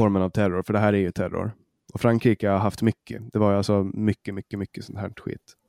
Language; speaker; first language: Swedish; native; Swedish